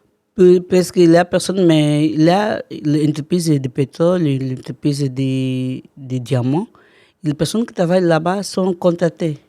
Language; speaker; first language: French; non-native, learner; Portuguese